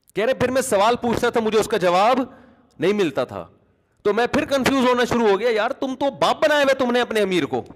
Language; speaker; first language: Urdu; native; Urdu